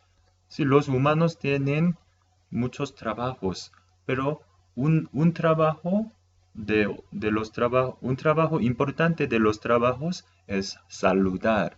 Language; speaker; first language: Spanish; non-native, fluent; Korean